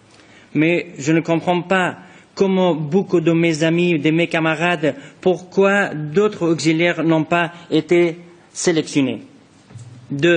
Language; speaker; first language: French; non-native, fluent; Persian